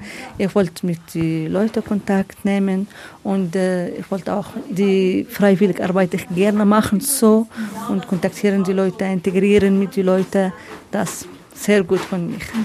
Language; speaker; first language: German; non-native, learner; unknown